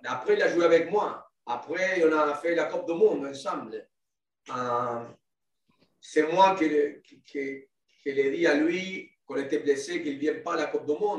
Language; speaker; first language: French; non-native, learner; Spanish